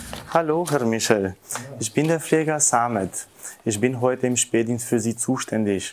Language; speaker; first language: German; non-native, fluent; Albanian